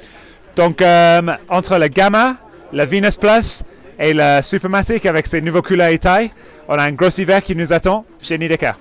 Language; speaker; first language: French; non-native, fluent; English